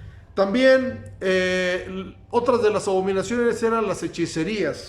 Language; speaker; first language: Spanish; native; Spanish